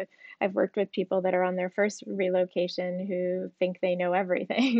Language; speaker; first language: English; native; English